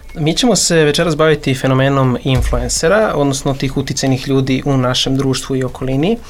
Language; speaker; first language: Serbian; native; Serbian